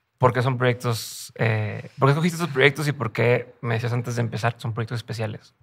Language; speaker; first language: Spanish; native; Spanish